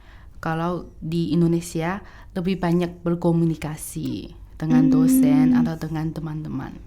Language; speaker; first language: Indonesian; non-native, fluent; Chinese